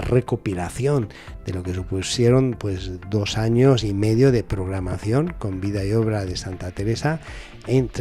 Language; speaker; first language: Spanish; native; Spanish